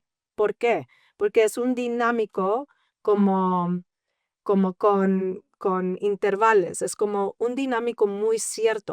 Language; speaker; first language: Spanish; early bilingual, heritage; English